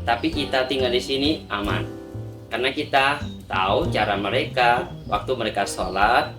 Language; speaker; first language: Indonesian; non-native, learner; Thai